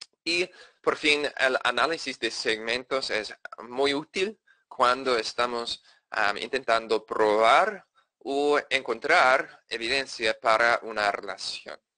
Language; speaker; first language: Spanish; non-native, fluent; English